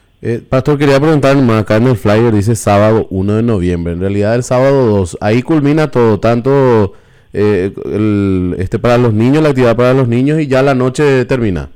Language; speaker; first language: Spanish; native; Spanish